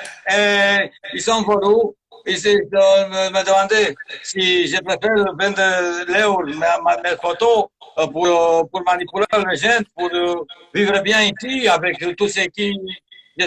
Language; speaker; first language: French; non-native, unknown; Romanian